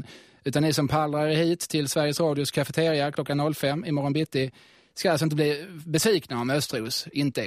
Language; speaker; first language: Swedish; native; Swedish